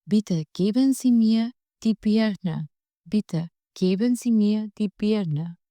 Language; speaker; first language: German; non-native, fluent; Albanian